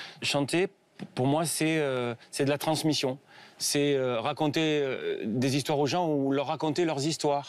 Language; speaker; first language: French; native; French